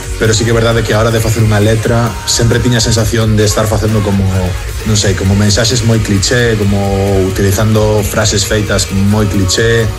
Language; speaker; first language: Galician; non-native, local second language; Spanish